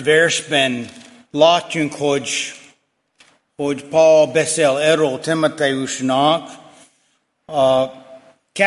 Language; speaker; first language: Hungarian; non-native, fluent; English